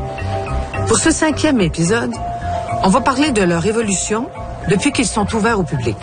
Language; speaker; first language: French; native; French